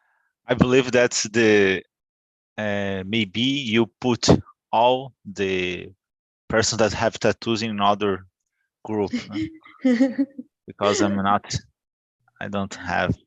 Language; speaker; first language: English; non-native, learner; Portuguese